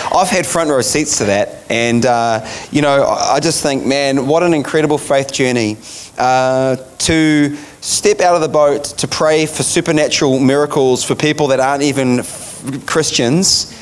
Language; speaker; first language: English; native; English